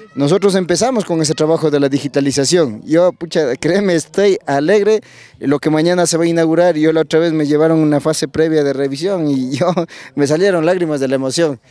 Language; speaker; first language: Spanish; native; Spanish